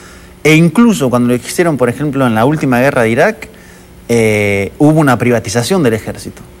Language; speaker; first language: Spanish; native; Spanish